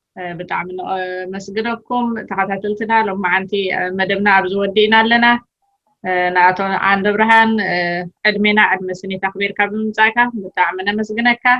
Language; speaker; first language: Tigrinya; native; Tigrinya